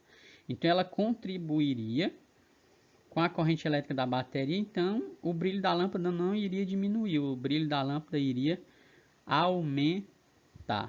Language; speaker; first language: Portuguese; native; Portuguese